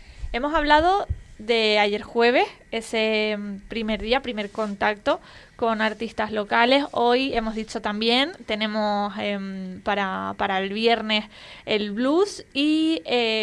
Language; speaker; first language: Spanish; native; Spanish